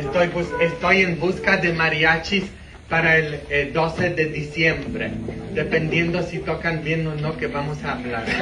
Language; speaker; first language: Spanish; non-native, fluent; English